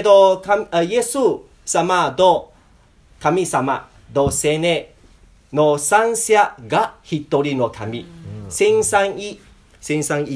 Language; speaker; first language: Japanese; non-native, learner; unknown